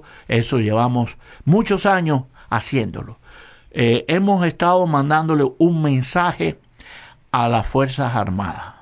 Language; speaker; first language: Spanish; native; Spanish